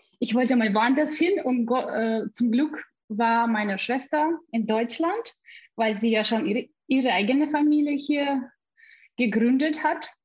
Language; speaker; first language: German; non-native, fluent; Russian